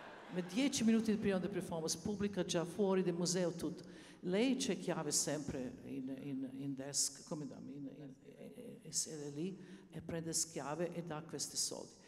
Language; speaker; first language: Italian; non-native, learner; Serbian